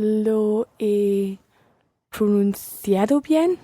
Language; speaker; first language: Spanish; non-native, learner; English